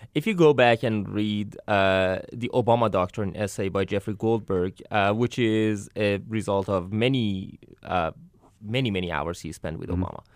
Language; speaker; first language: English; non-native, fluent; Persian